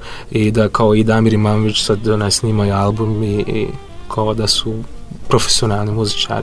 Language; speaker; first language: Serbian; non-native, fluent; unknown